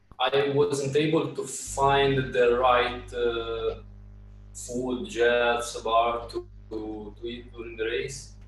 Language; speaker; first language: English; non-native, learner; Italian